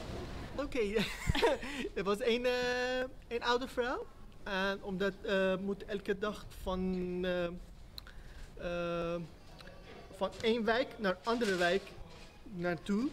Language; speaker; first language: Dutch; non-native, learner; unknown